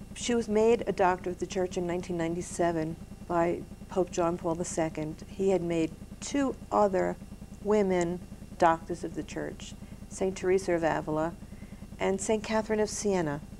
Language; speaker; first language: English; native; English